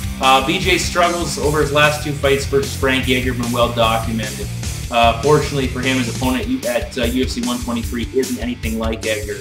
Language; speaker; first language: English; native; English